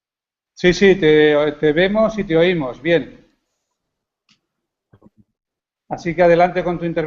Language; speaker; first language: Spanish; native; Spanish